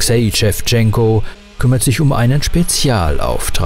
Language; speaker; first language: German; native; German